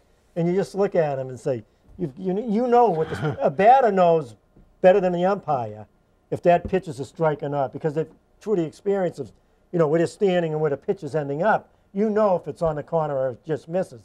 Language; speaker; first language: English; native; English